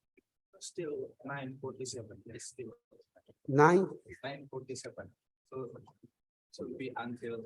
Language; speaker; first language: English; non-native, learner; Indonesian